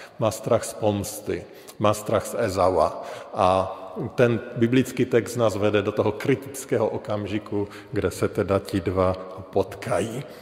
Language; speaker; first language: Czech; native; Czech